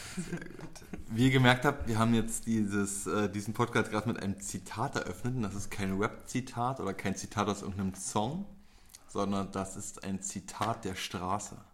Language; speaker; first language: German; early bilingual, other home language; Polish